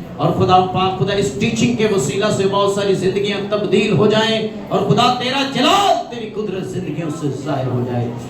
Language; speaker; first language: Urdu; non-native, local second language; Punjabi